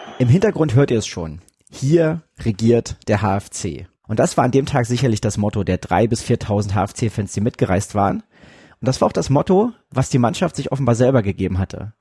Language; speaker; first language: German; native; German